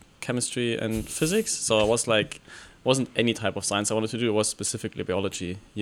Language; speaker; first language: English; non-native, fluent; German